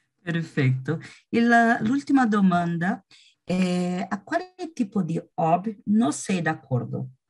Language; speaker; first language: Italian; non-native, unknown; Portuguese